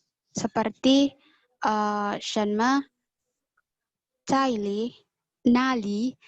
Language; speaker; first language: Chinese; non-native, learner; Indonesian